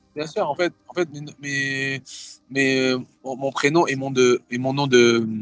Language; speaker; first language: French; early bilingual, other home language; Thai